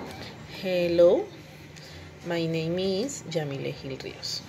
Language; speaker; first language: English; non-native, learner; Spanish